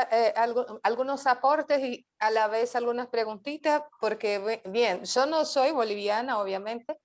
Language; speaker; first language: Spanish; non-native, fluent; Portuguese